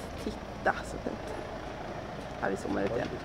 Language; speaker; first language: Swedish; native; Swedish